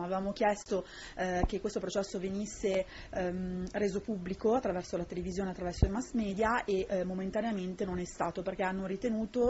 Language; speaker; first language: Italian; native; Italian